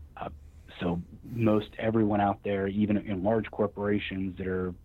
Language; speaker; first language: English; native; English